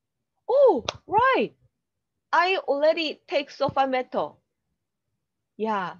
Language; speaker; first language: English; non-native, learner; Korean